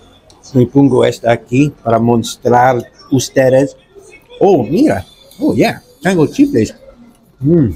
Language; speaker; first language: Spanish; non-native, learner; English